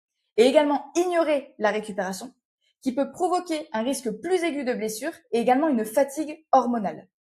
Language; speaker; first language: French; native; French